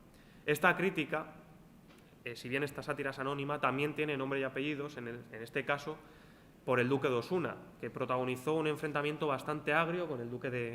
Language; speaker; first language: Spanish; native; Spanish